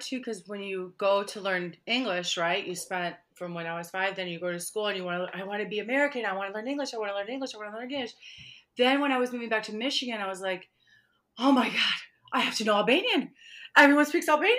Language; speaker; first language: English; early bilingual, other home language; Albanian